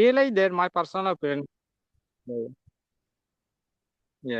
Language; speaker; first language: English; non-native, learner; Santali